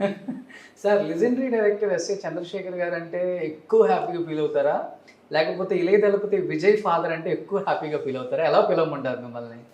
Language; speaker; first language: Telugu; native; Telugu